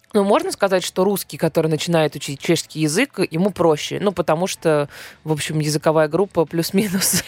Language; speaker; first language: Russian; native; Russian